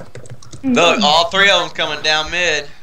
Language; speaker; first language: English; native; English